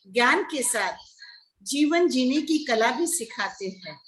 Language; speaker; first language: Hindi; non-native, local second language; Marathi